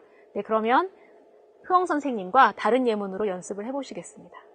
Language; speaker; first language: Korean; native; Korean